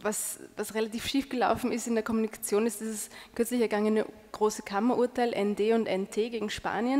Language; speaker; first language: German; native; German